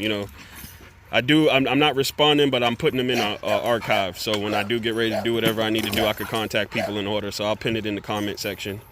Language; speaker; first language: English; native; English